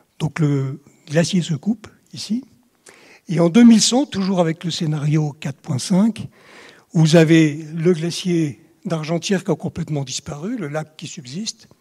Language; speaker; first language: French; native; French